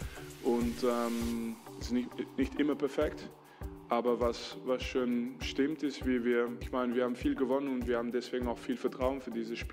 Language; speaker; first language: German; non-native, fluent; French